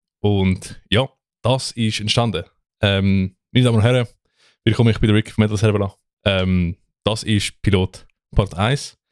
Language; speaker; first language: German; non-native, fluent; English